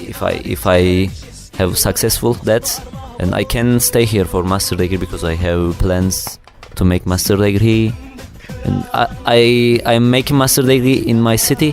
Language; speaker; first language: English; non-native, learner; Turkish